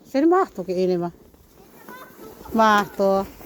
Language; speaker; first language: Finnish; non-native, learner; Cebuano